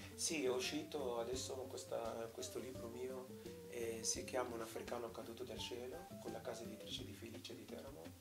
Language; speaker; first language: Italian; non-native, fluent; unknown